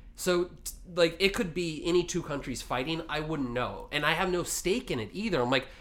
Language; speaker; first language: English; native; English